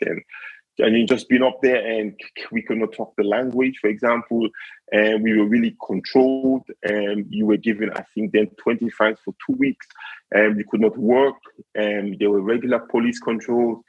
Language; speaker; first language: English; non-native, local second language; Krio